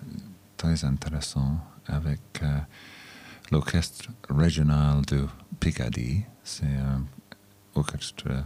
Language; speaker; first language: French; non-native, learner; English